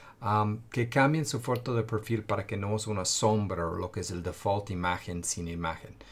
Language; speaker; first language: Spanish; non-native, fluent; English